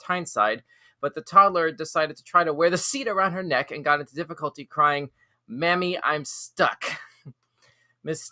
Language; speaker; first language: English; native; English